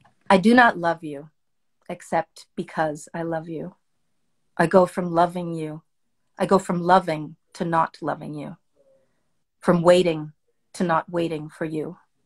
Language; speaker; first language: English; early bilingual, other home language; French